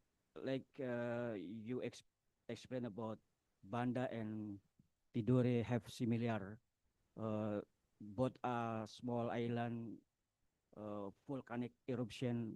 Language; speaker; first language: English; non-native, learner; Indonesian